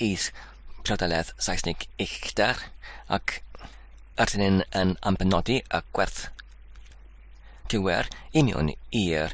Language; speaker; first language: Welsh; non-native, learner; English